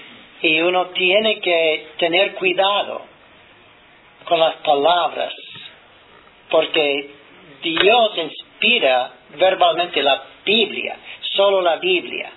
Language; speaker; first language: Spanish; non-native, fluent; English